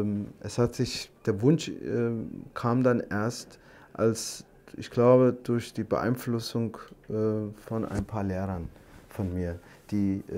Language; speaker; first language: German; non-native, fluent; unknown